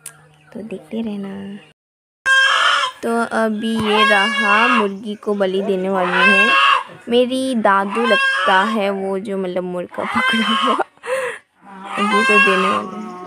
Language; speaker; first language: Hindi; non-native, local second language; Kok Borok